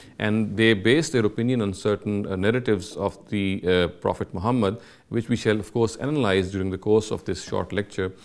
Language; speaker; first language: English; non-native, local second language; Urdu